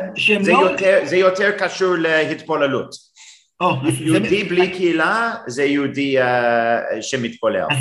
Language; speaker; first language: Hebrew; non-native, fluent; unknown